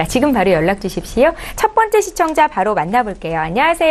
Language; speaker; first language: Korean; native; Korean